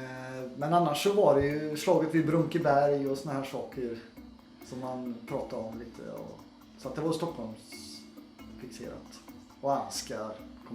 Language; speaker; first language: Swedish; native; Swedish